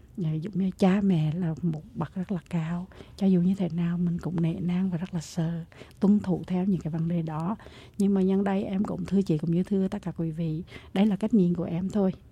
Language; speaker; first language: Vietnamese; native; Vietnamese